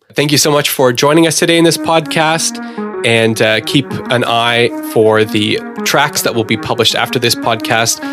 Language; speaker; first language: English; native; English